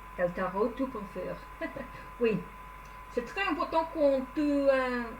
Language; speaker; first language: French; non-native, learner; English